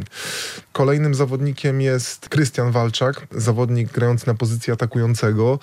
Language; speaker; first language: Polish; native; Polish